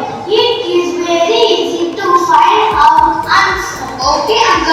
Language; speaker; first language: English; non-native, learner; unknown